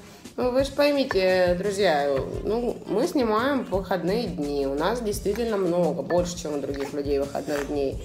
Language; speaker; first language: Russian; native; Russian